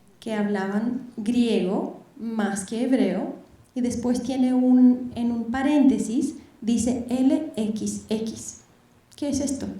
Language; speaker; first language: Spanish; non-native, fluent; Bulgarian